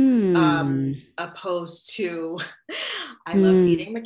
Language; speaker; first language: English; native; English